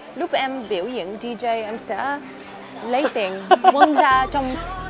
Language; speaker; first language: Vietnamese; early bilingual, heritage; Vietnamese